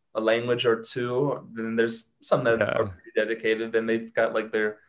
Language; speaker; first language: English; native; English